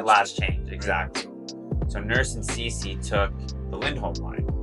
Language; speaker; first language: English; native; English